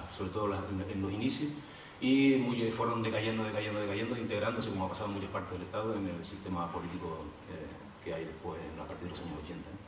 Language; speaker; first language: Spanish; native; Spanish